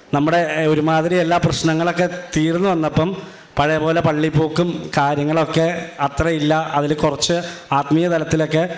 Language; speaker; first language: Malayalam; native; Malayalam